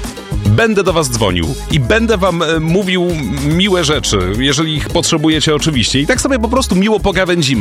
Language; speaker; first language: Polish; native; Polish